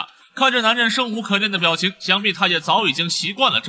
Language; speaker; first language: Chinese; native; Chinese